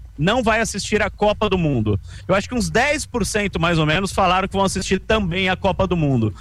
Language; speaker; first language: Portuguese; native; Portuguese